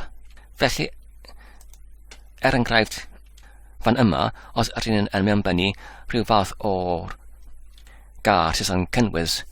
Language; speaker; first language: Welsh; non-native, learner; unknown